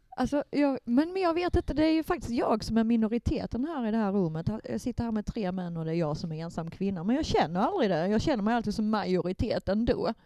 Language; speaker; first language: Swedish; native; Swedish